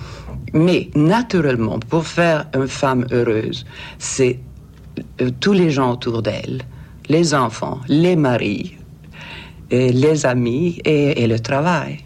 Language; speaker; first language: French; non-native, fluent; Swedish